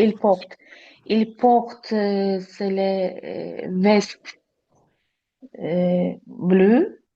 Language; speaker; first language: French; non-native, learner; Azerbaijani